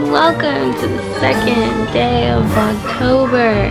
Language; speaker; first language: English; native; English